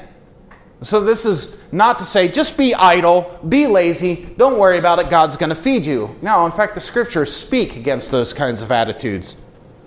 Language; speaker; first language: English; native; English